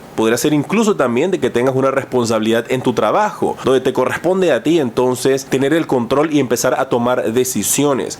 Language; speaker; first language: Spanish; native; Spanish